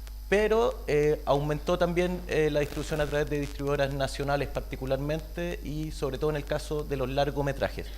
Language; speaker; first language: Spanish; native; Spanish